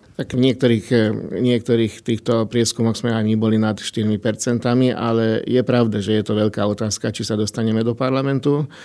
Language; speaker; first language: Slovak; non-native, local second language; Hungarian